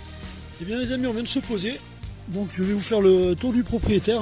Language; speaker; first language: French; native; French